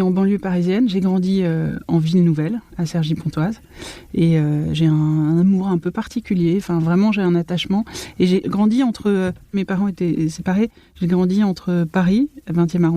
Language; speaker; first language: French; native; French